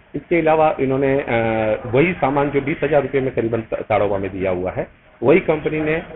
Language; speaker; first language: Hindi; native; Hindi